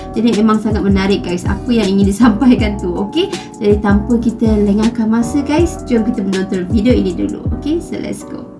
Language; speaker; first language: Malay; native; Malay